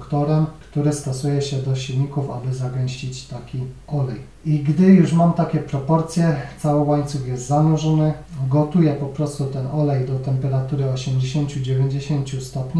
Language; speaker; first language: Polish; native; Polish